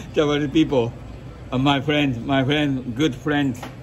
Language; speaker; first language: English; non-native, learner; Japanese